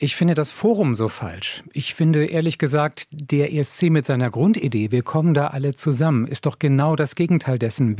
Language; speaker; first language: German; native; German